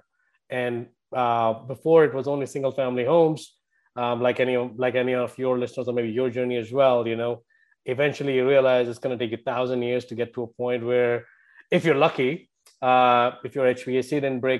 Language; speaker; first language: English; non-native, local second language; Hindi